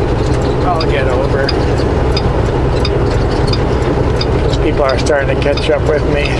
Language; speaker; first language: English; native; English